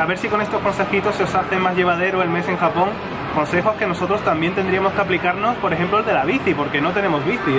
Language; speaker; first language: Spanish; native; Spanish